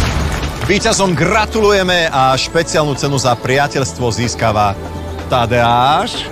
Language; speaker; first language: Slovak; native; Slovak